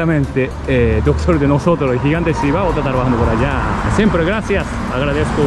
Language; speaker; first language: Spanish; non-native, learner; Japanese